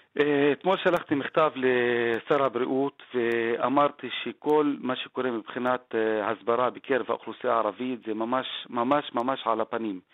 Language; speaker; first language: Hebrew; non-native, local second language; Arabic